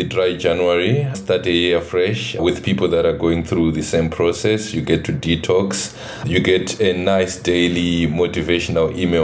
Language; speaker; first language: English; non-native, local second language; Shona